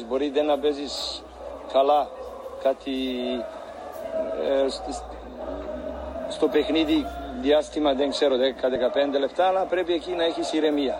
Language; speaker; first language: Greek; non-native, learner; Serbian